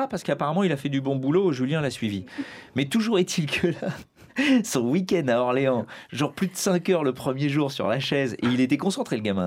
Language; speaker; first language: French; native; French